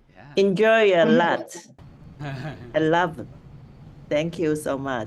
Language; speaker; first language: English; non-native, local second language; Chinese